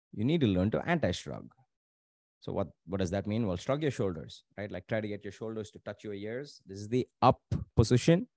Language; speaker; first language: English; non-native, local second language; Tamil